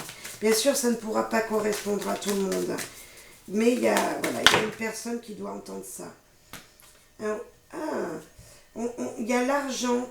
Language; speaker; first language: French; native; French